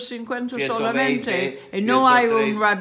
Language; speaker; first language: Spanish; non-native, learner; English